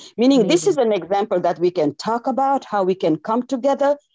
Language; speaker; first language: English; non-native, fluent; French